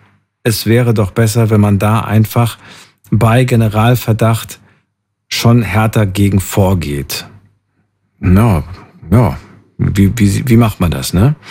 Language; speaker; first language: German; native; German